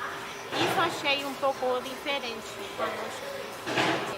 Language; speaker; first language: Portuguese; non-native, fluent; Spanish